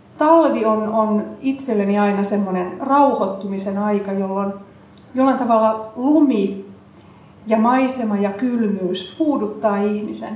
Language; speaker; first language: Finnish; native; Finnish